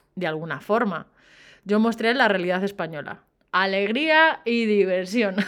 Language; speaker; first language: Spanish; native; Spanish